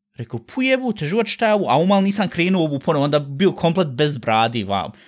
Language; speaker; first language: Bosnian; early bilingual, heritage; Bosnian